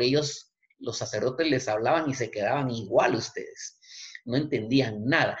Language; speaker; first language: Spanish; native; Spanish